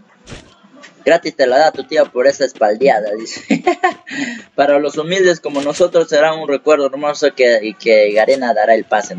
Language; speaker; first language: Spanish; native; Spanish